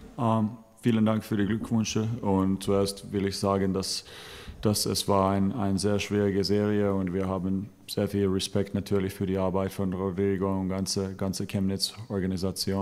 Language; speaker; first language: German; non-native, fluent; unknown